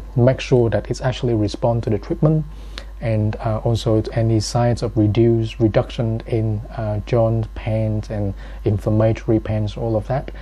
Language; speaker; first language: English; non-native, fluent; Vietnamese